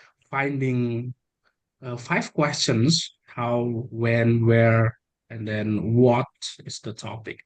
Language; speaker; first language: English; non-native, learner; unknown